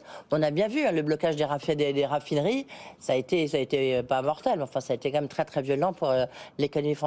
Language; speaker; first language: French; native; French